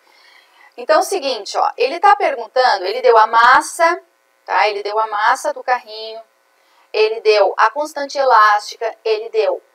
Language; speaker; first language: Portuguese; native; Portuguese